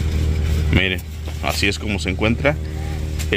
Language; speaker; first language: Spanish; native; Spanish